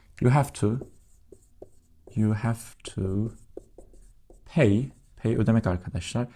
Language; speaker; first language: English; non-native, fluent; Turkish